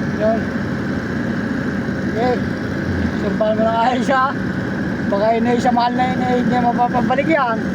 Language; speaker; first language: Filipino; native; Filipino